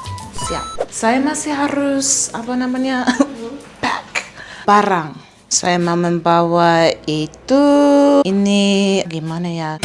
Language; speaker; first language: Indonesian; non-native, learner; English